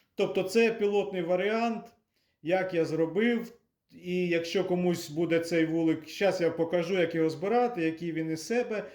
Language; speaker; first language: Ukrainian; native; Ukrainian